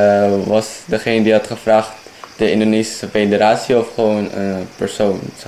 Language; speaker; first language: Dutch; non-native, fluent; Indonesian